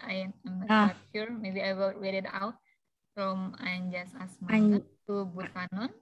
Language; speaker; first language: English; non-native, fluent; Indonesian